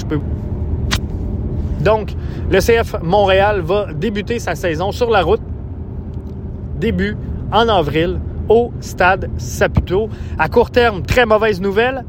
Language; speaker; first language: French; native; French